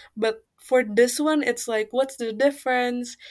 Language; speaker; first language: English; non-native, fluent; Indonesian